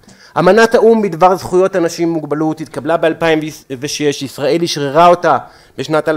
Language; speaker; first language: Hebrew; native; Hebrew